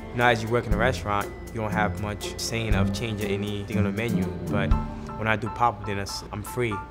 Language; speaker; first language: English; non-native, fluent; Wolof